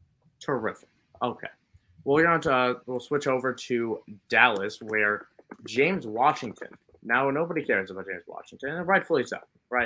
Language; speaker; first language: English; native; English